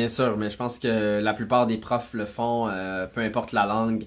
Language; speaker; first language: French; native; French